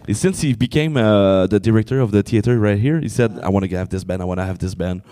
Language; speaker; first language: English; non-native, fluent; French